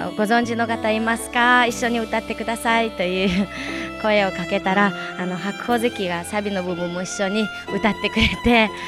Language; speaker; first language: Japanese; non-native, fluent; Mongolian